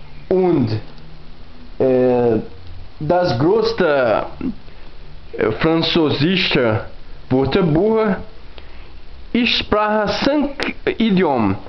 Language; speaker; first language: German; non-native, learner; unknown